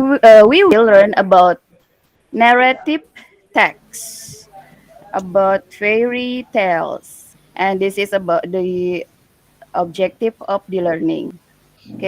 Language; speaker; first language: English; non-native, learner; Indonesian